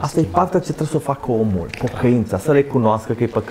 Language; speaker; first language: Romanian; native; Romanian